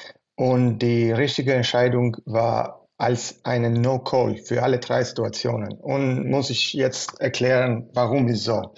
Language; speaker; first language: German; non-native, fluent; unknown